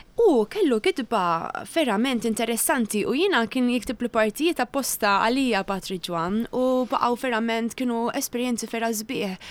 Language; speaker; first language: Maltese; native; Maltese